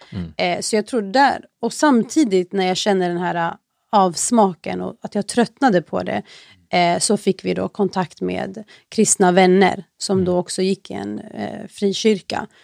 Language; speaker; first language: Swedish; early bilingual, other home language; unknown